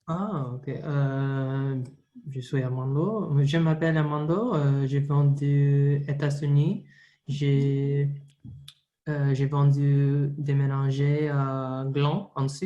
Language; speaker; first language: French; non-native, learner; English